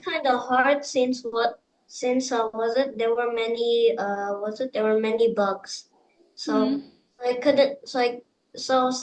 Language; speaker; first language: English; non-native, fluent; Indonesian